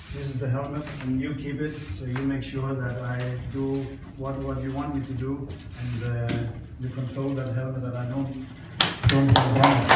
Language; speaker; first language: English; non-native, fluent; Danish